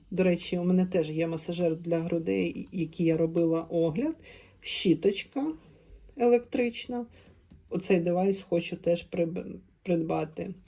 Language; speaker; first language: Ukrainian; native; Ukrainian